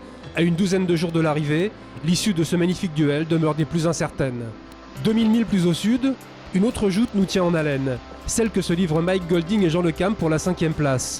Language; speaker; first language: French; native; French